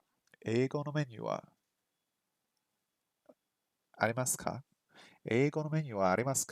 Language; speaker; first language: Japanese; non-native, learner; English